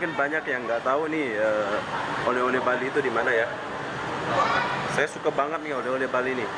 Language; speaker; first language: Indonesian; non-native, local second language; Sasak